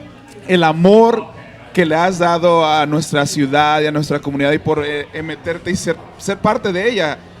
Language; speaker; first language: Spanish; early bilingual, heritage; Spanish